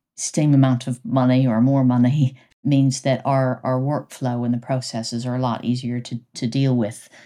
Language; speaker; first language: English; native; English